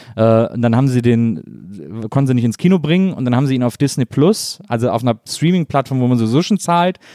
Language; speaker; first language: German; native; German